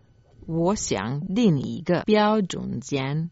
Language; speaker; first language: Chinese; non-native, learner; Croatian